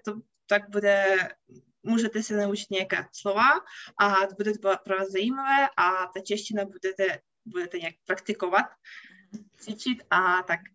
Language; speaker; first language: Czech; non-native, fluent; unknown